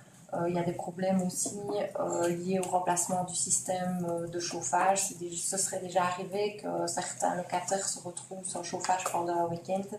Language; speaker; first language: French; native; French